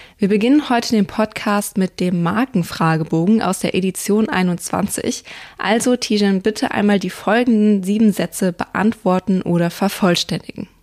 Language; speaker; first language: German; native; German